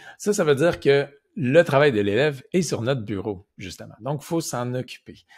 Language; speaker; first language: French; native; French